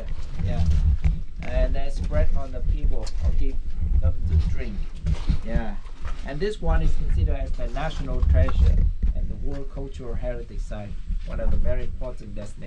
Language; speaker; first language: English; non-native, fluent; Vietnamese